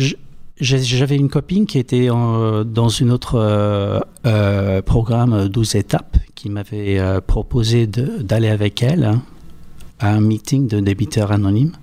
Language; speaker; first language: French; non-native, fluent; English